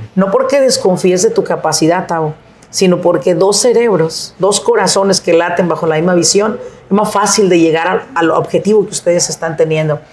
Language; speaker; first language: Spanish; native; Spanish